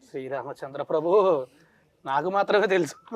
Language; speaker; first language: Telugu; native; Telugu